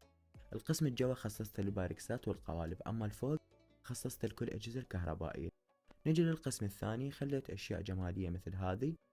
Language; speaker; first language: Arabic; native; Arabic